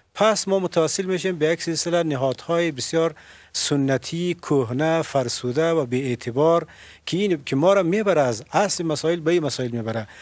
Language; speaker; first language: Persian; native; Persian